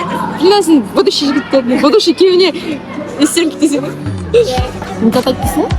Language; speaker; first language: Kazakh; native; Kazakh